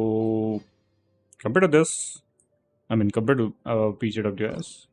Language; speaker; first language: English; non-native, local second language; Hindi